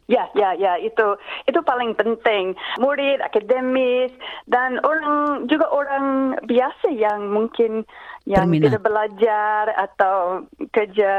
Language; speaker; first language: Indonesian; non-native, fluent; English